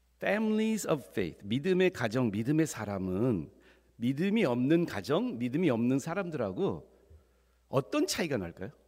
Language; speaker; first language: Korean; early bilingual, heritage; Korean